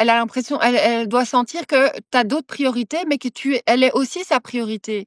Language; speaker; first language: French; native; French